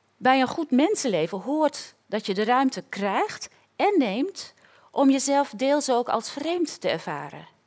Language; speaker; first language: Dutch; native; Dutch